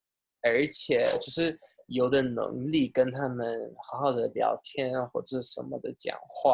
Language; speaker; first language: Chinese; non-native, fluent; English